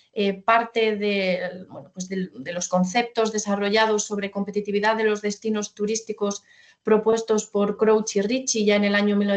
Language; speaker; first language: Spanish; native; Spanish